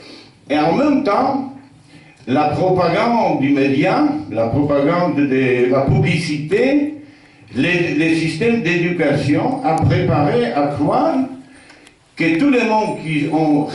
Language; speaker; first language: French; non-native, fluent; Polish